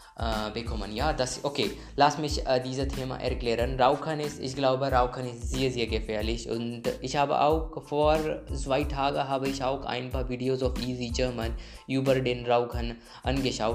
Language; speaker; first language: German; non-native, learner; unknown